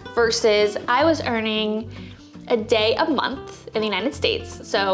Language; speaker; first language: English; native; English